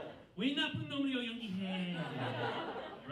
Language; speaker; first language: Korean; non-native, learner; English